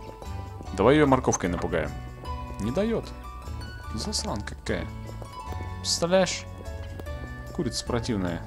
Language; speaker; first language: Russian; native; Russian